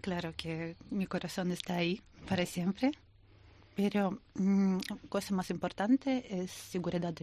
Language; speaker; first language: Spanish; non-native, learner; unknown